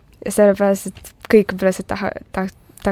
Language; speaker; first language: Estonian; non-native, local second language; Russian